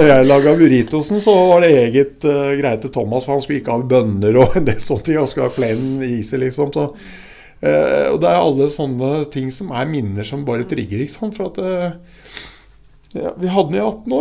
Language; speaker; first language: Norwegian; native; Norwegian